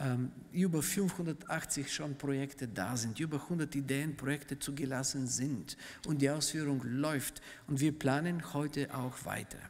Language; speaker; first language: German; non-native, fluent; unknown